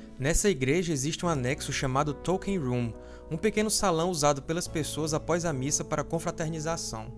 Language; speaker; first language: Portuguese; native; Portuguese